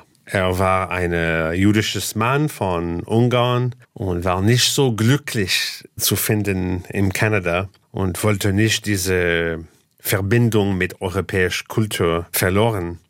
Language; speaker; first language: German; non-native, fluent; English